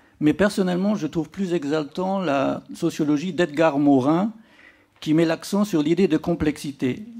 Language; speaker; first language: French; native; French